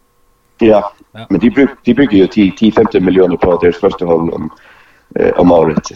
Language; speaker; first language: Danish; non-native, local second language; Faroese